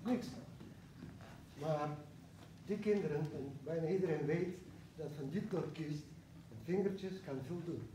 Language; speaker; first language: Dutch; non-native, learner; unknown